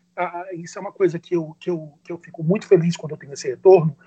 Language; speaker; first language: Portuguese; native; Portuguese